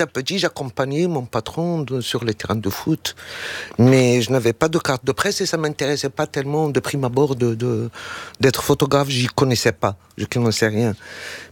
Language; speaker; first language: French; non-native, local second language; Arabic